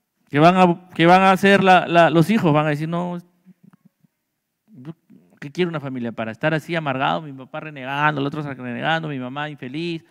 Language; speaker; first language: Spanish; native; Spanish